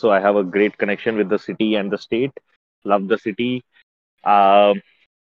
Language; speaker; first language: English; non-native, local second language; Hindi